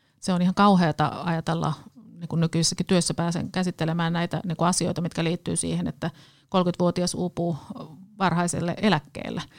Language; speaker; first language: Finnish; native; Finnish